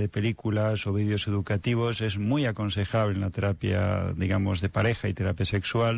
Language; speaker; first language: Spanish; native; Spanish